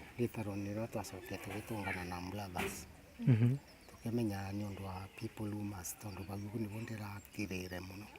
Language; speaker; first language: Kikuyu; native; Kikuyu